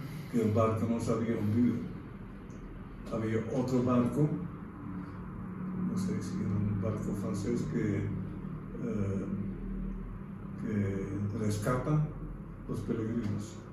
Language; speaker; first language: Spanish; non-native, fluent; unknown